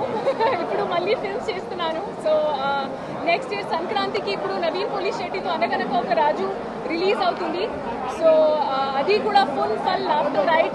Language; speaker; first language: Telugu; non-native, fluent; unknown